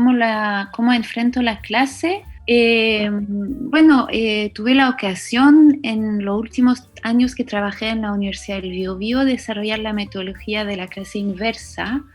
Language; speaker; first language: Spanish; non-native, fluent; French